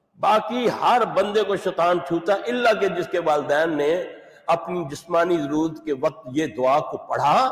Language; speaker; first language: Urdu; native; Urdu